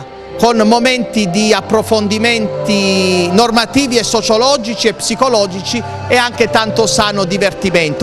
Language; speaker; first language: Italian; native; Italian